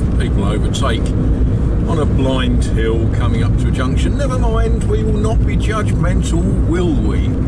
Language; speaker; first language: English; native; English